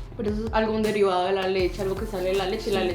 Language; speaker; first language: Spanish; native; Spanish